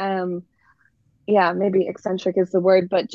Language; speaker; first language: English; native; English